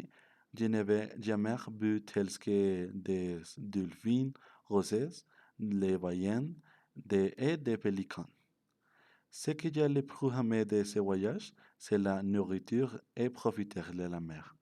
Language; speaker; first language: French; non-native, learner; Spanish